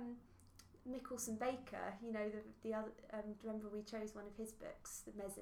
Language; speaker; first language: English; native; English